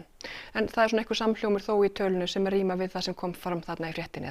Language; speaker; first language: Icelandic; native; Icelandic